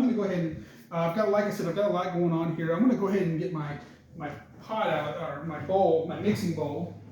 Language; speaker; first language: English; native; English